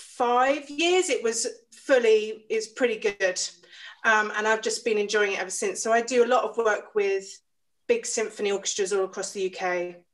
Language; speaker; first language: English; native; English